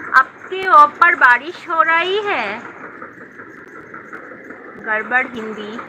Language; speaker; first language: Hindi; non-native, local second language; Bangla